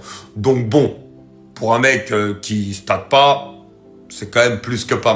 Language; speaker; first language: French; native; French